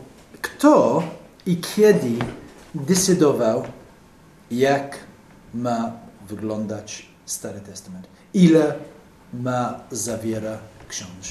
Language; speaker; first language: Polish; non-native, fluent; English